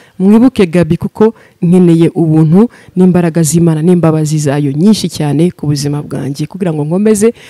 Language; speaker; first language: Kinyarwanda; early bilingual, heritage; Kinyarwanda